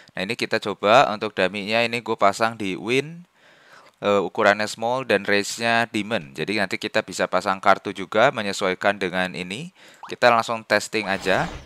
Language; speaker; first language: Indonesian; native; Indonesian